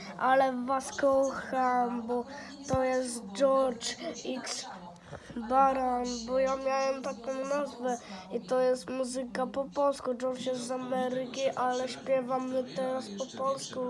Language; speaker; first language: Polish; non-native, learner; English